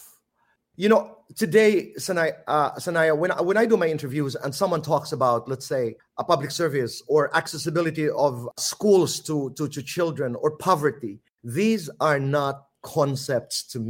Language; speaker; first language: English; non-native, local second language; Filipino